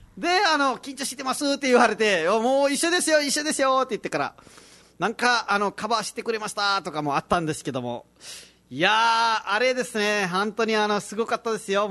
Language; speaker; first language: Japanese; non-native, fluent; Nepali